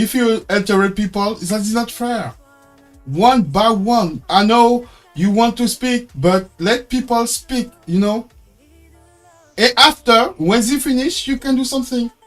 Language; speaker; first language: English; non-native, learner; French